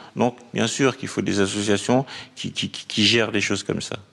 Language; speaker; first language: French; native; French